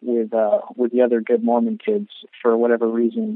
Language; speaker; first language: English; native; English